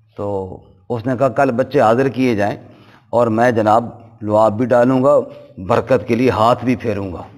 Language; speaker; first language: Urdu; non-native, local second language; Punjabi